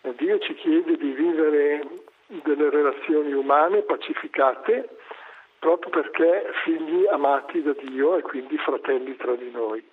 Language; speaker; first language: Italian; native; Italian